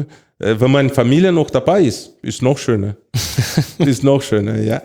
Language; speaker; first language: German; non-native, fluent; Portuguese